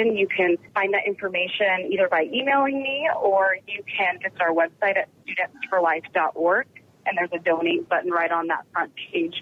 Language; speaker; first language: English; native; English